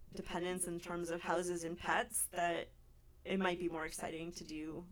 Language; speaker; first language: English; native; English